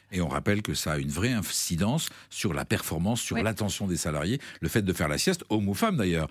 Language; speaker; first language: French; native; French